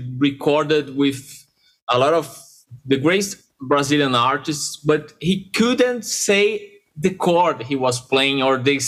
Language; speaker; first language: English; non-native, fluent; Portuguese